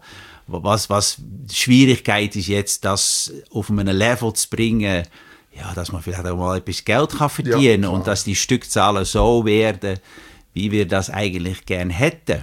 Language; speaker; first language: German; native; German